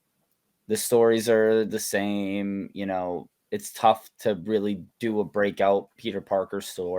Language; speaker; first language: English; native; English